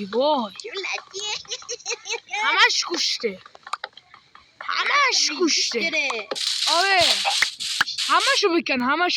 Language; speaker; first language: Persian; native; Persian